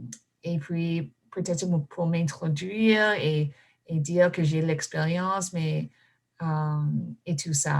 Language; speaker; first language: French; non-native, fluent; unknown